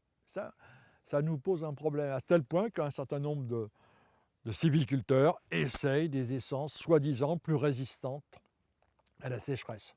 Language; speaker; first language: French; native; French